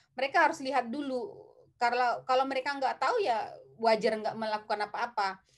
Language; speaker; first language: Indonesian; non-native, local second language; Batak Toba